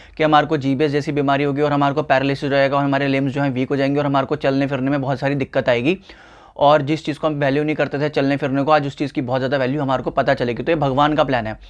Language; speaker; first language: Hindi; native; Hindi